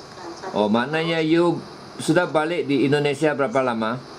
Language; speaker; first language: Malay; non-native, local second language; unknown